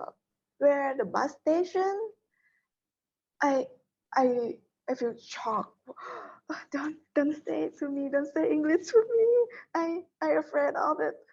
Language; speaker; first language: English; non-native, learner; Thai